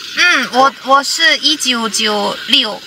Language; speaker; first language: Chinese; non-native, fluent; Korean